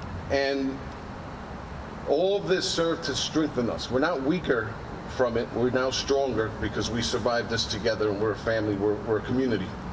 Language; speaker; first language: English; early bilingual, other home language; Spanish